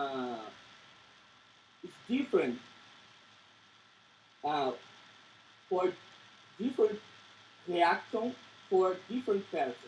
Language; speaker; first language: English; non-native, learner; Portuguese